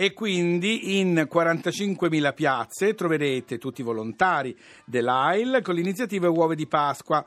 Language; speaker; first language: Italian; native; Italian